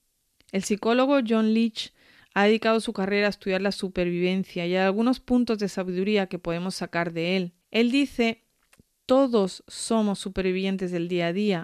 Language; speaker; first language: Spanish; native; Spanish